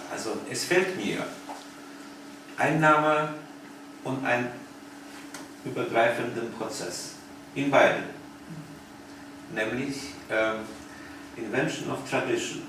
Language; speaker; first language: German; non-native, fluent; Polish